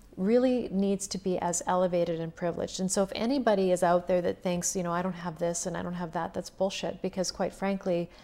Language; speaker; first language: English; native; English